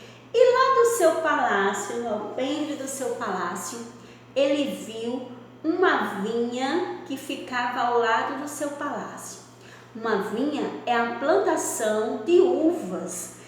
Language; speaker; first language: Portuguese; native; Portuguese